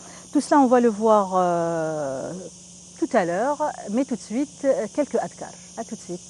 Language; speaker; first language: French; non-native, local second language; Arabic